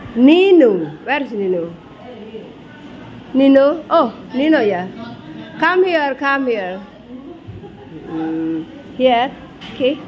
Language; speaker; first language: English; non-native, fluent; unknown